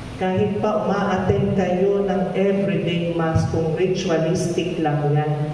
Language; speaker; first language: Filipino; non-native, local second language; Pampanga